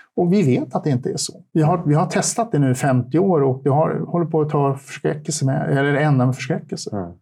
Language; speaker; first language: Swedish; early bilingual, other home language; Turkish